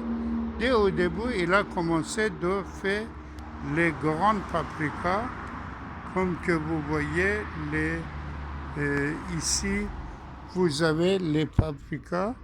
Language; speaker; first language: French; non-native, fluent; Persian